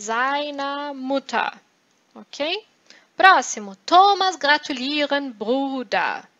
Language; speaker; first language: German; non-native, fluent; Portuguese